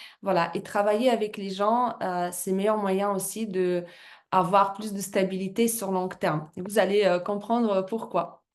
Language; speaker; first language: French; non-native, fluent; Russian